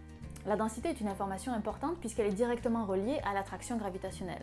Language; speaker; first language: French; native; French